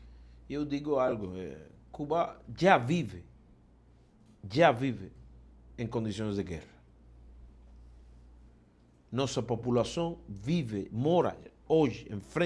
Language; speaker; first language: Portuguese; non-native, fluent; Spanish